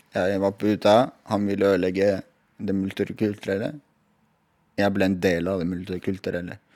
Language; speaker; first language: Norwegian; native; Norwegian